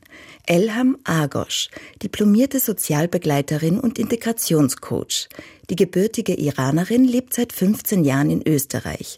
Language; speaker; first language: German; native; German